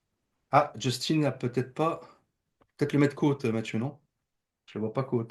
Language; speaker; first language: French; native; French